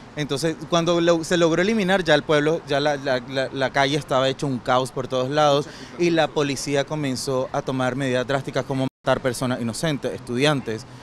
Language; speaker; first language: Spanish; native; Spanish